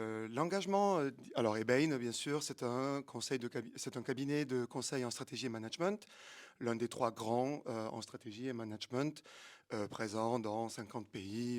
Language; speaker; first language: French; native; French